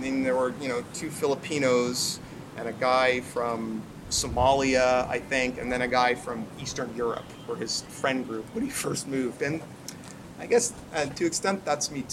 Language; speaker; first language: English; native; English